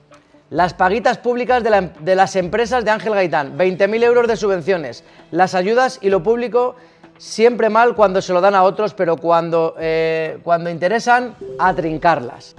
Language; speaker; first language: Spanish; native; Spanish